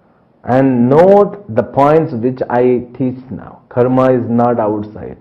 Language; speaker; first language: English; non-native, local second language; Telugu